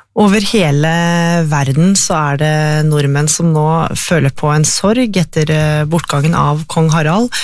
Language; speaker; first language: Norwegian; native; Norwegian